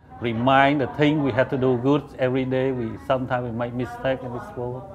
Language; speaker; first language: English; non-native, learner; Khmer